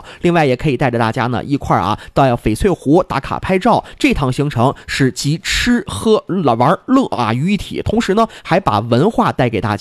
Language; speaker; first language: Chinese; native; Chinese